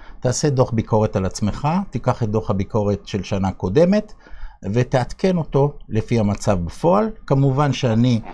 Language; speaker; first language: Hebrew; early bilingual, other home language; Bulgarian